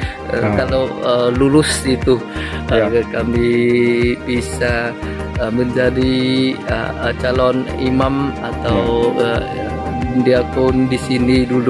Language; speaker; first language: Indonesian; non-native, learner; Vietnamese